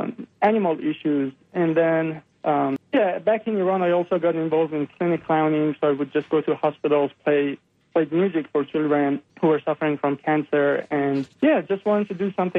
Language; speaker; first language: English; non-native, fluent; Persian